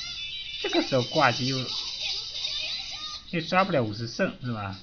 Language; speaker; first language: Chinese; native; Chinese